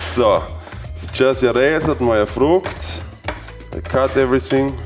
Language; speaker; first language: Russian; non-native, learner; German